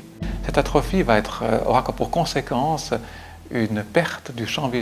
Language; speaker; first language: French; native; French